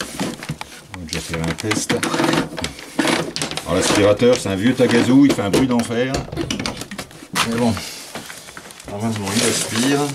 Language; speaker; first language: French; native; French